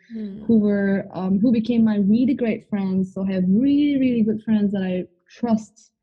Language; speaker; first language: English; non-native, fluent; Turkish